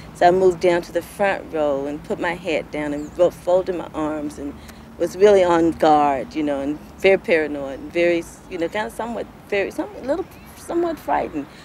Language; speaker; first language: English; native; English